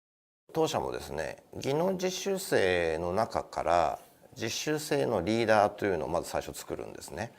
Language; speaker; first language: Japanese; native; Japanese